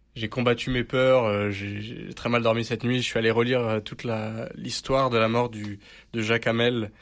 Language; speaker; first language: French; native; French